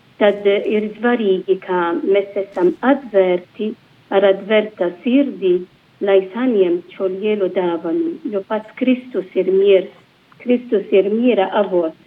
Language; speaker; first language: Latvian; non-native, fluent; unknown